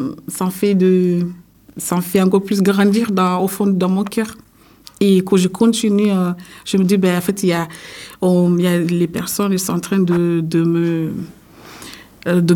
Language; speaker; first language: French; non-native, local second language; Comorian